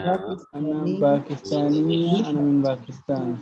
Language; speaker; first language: Arabic; non-native, learner; Bangla